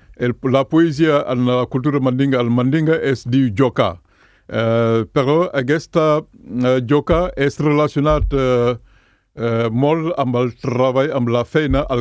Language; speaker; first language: Catalan; non-native, fluent; Mandingo